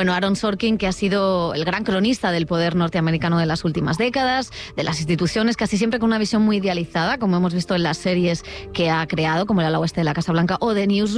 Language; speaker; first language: Spanish; native; Spanish